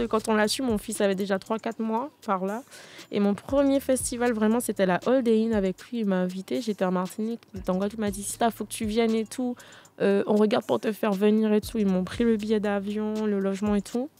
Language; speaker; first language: French; native; French